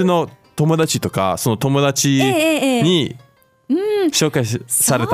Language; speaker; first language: Japanese; non-native, fluent; English